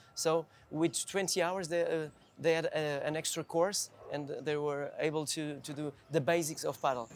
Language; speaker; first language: English; non-native, fluent; Portuguese